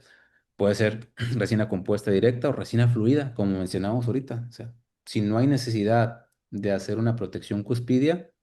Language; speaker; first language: Spanish; native; Spanish